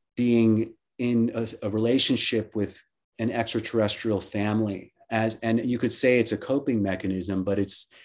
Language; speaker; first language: English; native; English